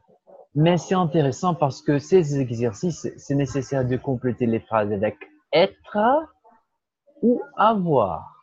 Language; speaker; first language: French; non-native, learner; Portuguese